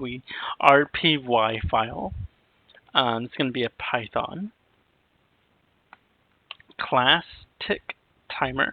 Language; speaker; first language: English; native; English